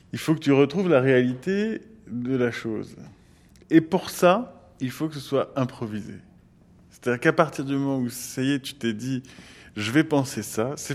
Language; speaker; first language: French; native; French